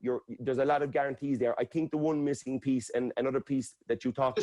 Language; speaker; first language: English; native; English